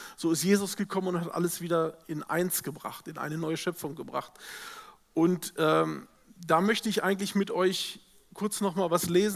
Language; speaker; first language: German; native; German